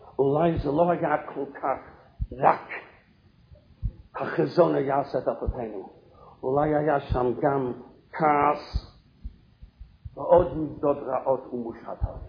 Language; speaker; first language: Hebrew; non-native, fluent; English